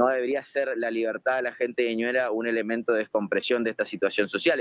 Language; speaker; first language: Spanish; native; Spanish